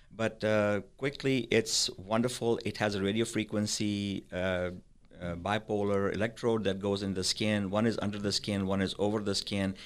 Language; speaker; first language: English; non-native, local second language; Urdu